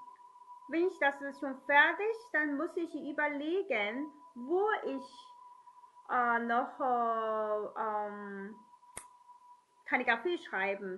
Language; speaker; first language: German; non-native, learner; Chinese